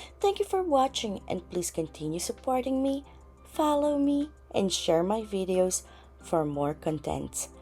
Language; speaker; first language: English; non-native, local second language; Filipino